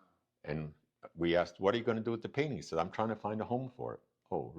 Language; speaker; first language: English; native; English